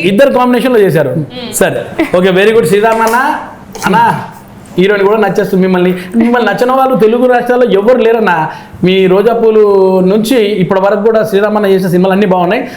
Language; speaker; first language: Telugu; native; Telugu